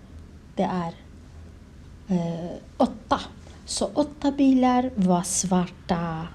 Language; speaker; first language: Swedish; non-native, learner; Kurdish